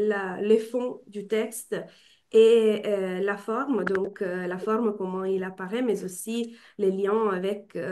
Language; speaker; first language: French; non-native, fluent; Italian